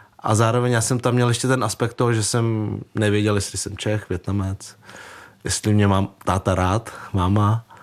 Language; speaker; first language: Czech; early bilingual, other home language; Vietnamese